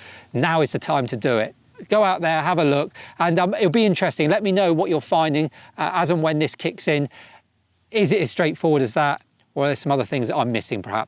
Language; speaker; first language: English; native; English